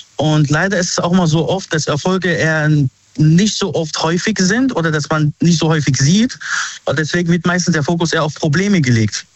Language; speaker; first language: German; early bilingual, other home language; Arabic